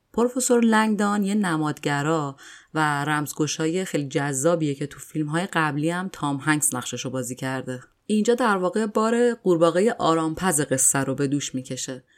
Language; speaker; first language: Persian; native; Persian